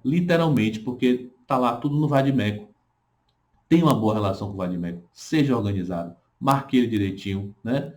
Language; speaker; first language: Portuguese; native; Portuguese